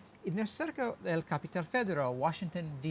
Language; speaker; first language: Spanish; non-native, learner; English